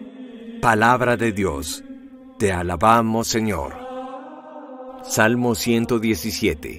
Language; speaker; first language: Spanish; native; Spanish